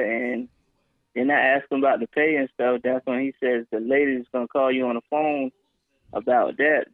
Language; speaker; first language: English; native; English